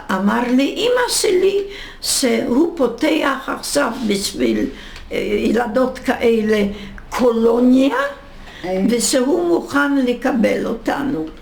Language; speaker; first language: Hebrew; non-native, fluent; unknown